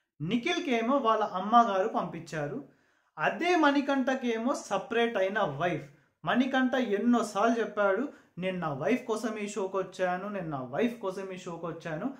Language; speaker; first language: Telugu; non-native, local second language; Urdu